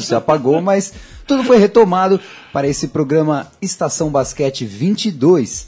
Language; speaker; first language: Portuguese; native; Portuguese